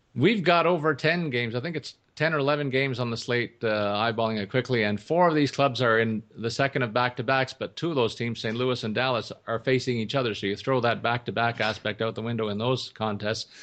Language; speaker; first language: English; native; English